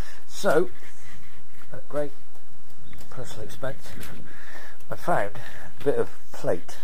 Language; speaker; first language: English; native; English